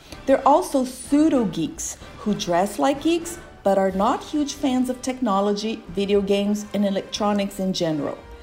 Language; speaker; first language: English; non-native, fluent; Portuguese